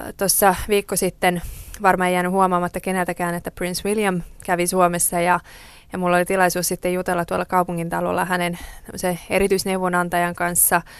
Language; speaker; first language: Finnish; early bilingual, other home language; Persian